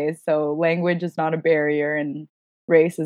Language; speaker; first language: English; non-native, fluent; Gujarati